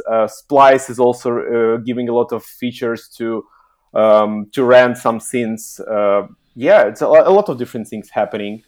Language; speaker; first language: English; non-native, learner; Ukrainian